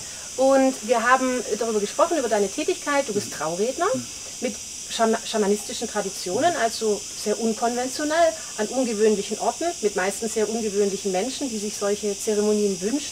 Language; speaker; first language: German; native; German